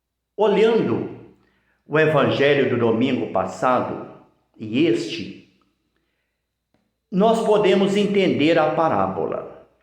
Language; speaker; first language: Portuguese; native; Portuguese